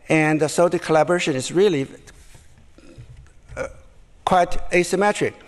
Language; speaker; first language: English; non-native, fluent; Chinese